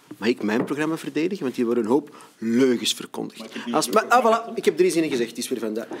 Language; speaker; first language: Dutch; native; Dutch